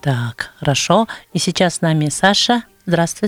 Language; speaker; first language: Russian; non-native, local second language; Buriat